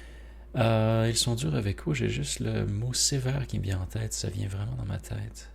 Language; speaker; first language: French; native; French